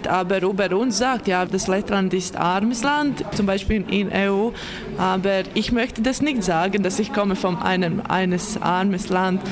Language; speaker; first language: German; non-native, learner; Latvian